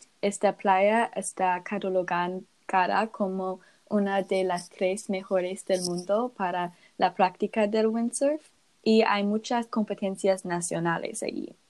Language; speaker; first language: Spanish; non-native, learner; English